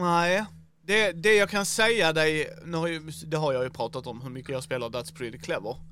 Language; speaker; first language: Swedish; native; Swedish